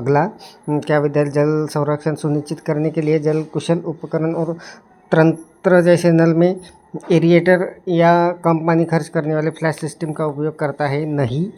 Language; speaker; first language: Hindi; non-native, local second language; Marathi